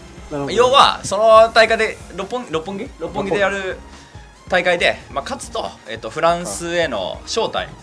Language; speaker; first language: Japanese; native; Japanese